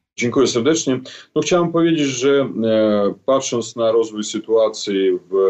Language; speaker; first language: Polish; non-native, fluent; Belarusian